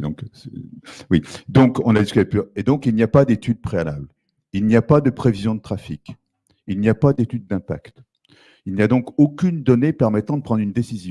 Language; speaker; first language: French; native; French